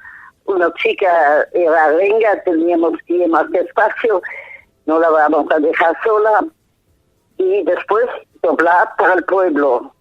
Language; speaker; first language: Spanish; non-native, fluent; German